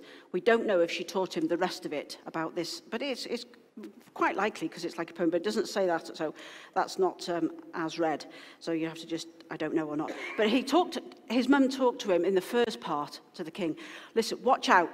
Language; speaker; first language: English; native; English